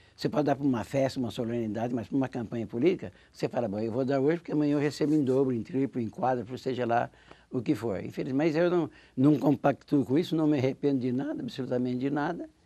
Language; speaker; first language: Portuguese; native; Portuguese